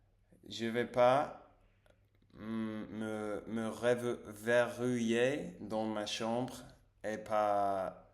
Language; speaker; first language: French; non-native, learner; English